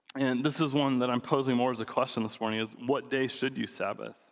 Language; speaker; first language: English; native; English